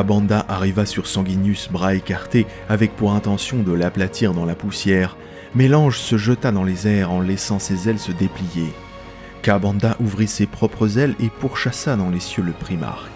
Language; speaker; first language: French; native; French